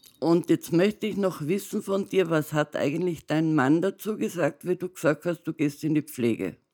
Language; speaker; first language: German; native; German